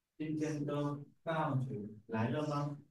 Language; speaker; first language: Chinese; non-native, learner; Vietnamese